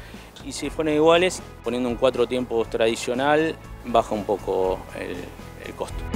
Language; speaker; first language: Spanish; native; Spanish